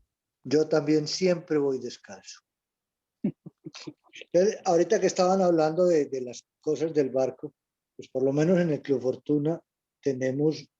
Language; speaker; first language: Spanish; native; Spanish